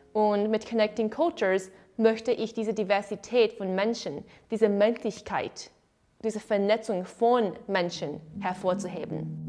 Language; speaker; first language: German; non-native, fluent; Chinese